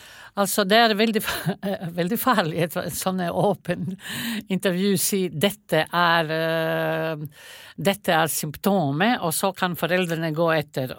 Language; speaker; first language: Norwegian; non-native, fluent; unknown